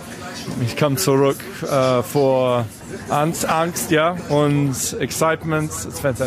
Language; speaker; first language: German; non-native, learner; English